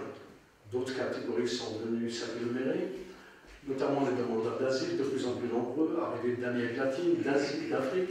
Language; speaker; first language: French; non-native, local second language; Arabic